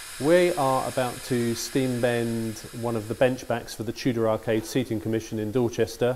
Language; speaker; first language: English; native; English